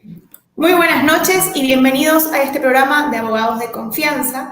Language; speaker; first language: Spanish; native; Spanish